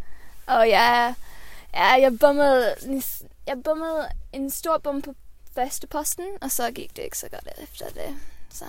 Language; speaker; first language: Danish; early bilingual, heritage; Swedish